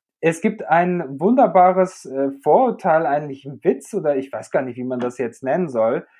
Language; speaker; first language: German; native; German